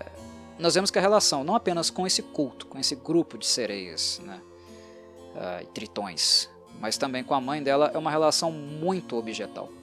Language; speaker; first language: Portuguese; native; Portuguese